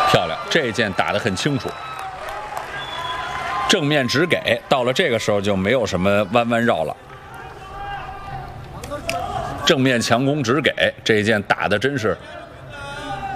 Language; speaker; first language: Chinese; native; Chinese